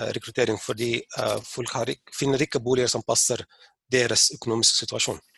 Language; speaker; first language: Norwegian; non-native, fluent; Arabic